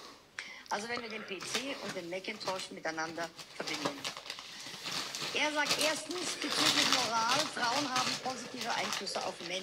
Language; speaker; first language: German; native; German